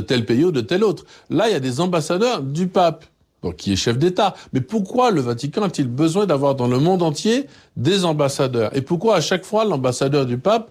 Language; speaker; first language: French; native; French